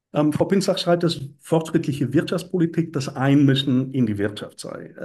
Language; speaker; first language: German; non-native, fluent; Bulgarian